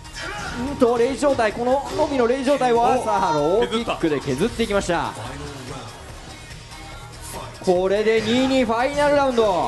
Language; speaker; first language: Japanese; native; Japanese